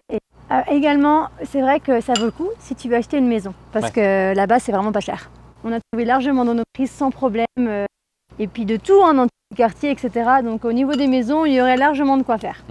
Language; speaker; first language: French; native; French